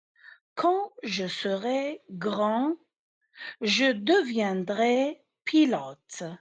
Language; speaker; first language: French; non-native, fluent; Arabic